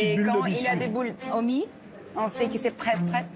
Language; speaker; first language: French; non-native, learner; Portuguese